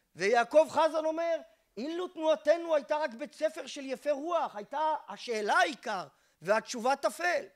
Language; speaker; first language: Hebrew; native; Hebrew